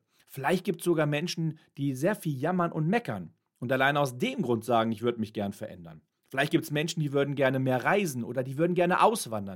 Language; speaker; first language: German; native; German